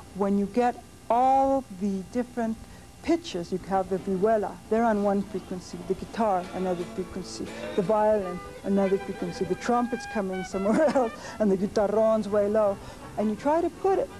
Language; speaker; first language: English; native; English